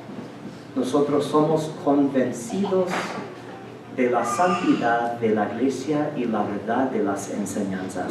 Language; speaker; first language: Spanish; non-native, fluent; English